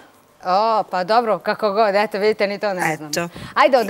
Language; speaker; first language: Serbian; native; Serbian